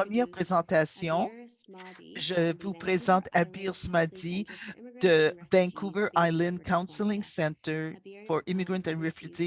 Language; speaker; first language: French; non-native, fluent; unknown